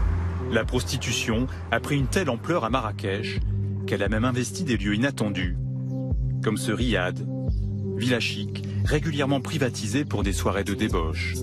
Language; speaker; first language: French; native; French